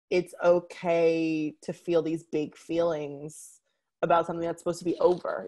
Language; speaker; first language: English; native; English